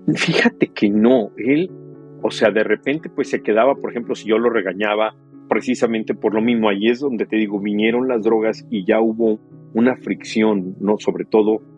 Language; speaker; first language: Spanish; native; Spanish